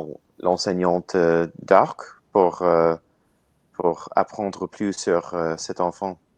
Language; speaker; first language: French; non-native, learner; English